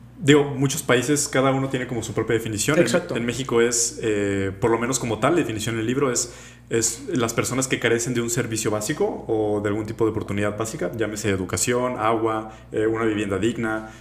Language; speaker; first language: Spanish; native; Spanish